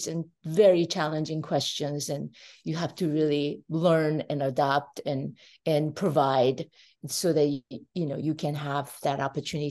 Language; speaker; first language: English; non-native, fluent; Korean